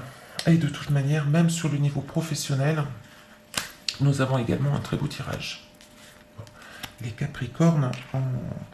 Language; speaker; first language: French; native; French